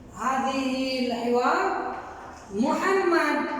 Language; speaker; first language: Arabic; non-native, fluent; Bangla